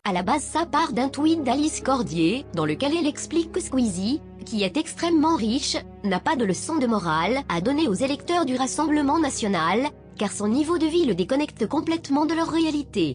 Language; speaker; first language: French; native; French